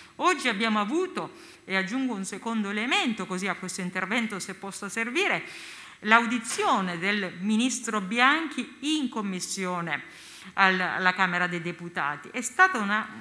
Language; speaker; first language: Italian; native; Italian